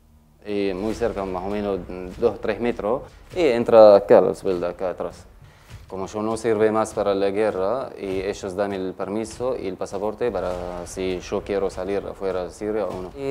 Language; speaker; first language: Spanish; non-native, learner; Arabic